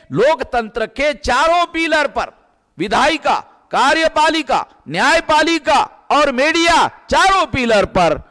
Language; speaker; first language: Hindi; non-native, local second language; Marathi